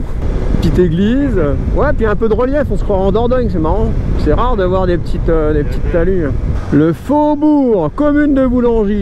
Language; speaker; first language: French; native; French